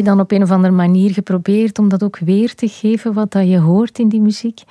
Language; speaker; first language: Dutch; native; Dutch